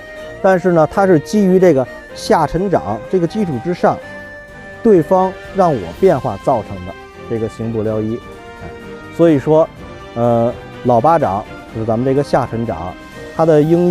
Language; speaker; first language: Chinese; native; Chinese